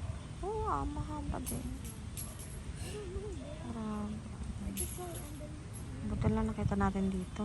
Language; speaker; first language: Filipino; non-native, local second language; Iloko